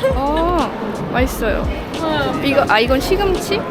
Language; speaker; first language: Korean; non-native, fluent; Estonian